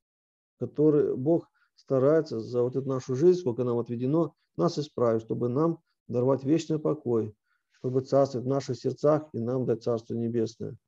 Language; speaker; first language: Russian; native; Russian